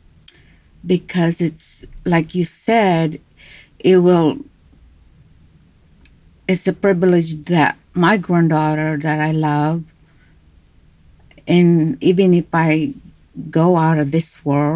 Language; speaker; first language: English; non-native, local second language; Cebuano